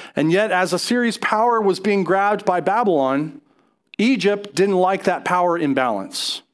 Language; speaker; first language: English; native; English